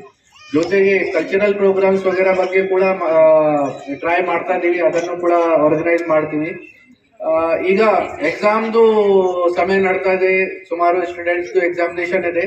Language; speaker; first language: Kannada; non-native, fluent; Hindi